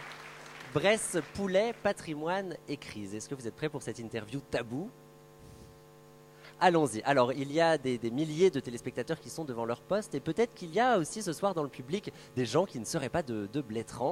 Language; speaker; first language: French; native; French